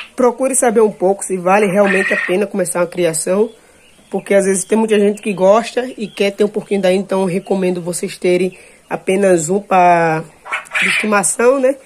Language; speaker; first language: Portuguese; native; Portuguese